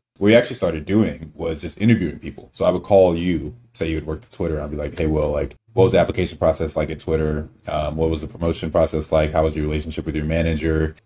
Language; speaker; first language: English; early bilingual, other home language; Igbo